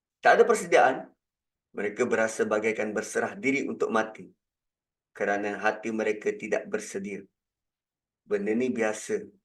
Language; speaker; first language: Malay; native; Malay